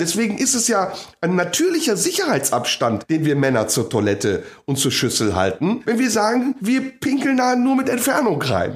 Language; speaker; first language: German; native; German